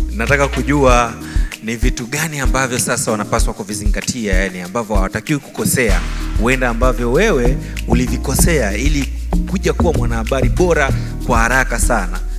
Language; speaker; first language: Swahili; native; Swahili